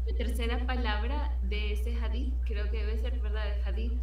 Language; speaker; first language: Spanish; early bilingual, heritage; Spanish